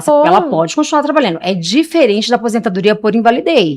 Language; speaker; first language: Portuguese; native; Portuguese